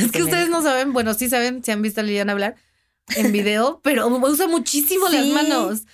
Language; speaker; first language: Spanish; native; Spanish